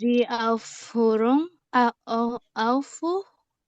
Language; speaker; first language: German; non-native, learner; Indonesian